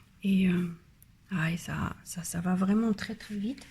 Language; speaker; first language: French; non-native, learner; German